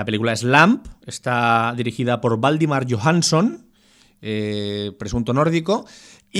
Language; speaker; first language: Spanish; native; Spanish